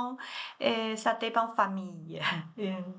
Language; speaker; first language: French; non-native, learner; Chinese